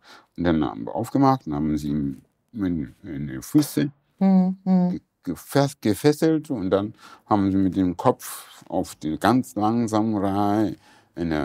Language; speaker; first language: German; non-native, local second language; Portuguese